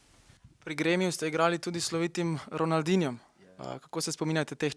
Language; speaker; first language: Slovenian; native; Slovenian